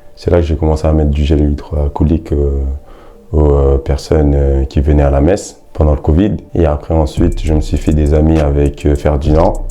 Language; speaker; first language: French; early bilingual, other home language; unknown